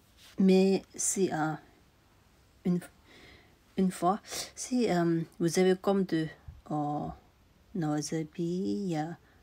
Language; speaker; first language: French; non-native, learner; Tibetan